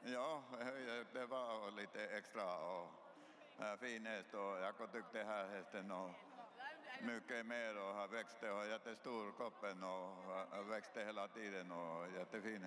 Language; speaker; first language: Swedish; non-native, learner; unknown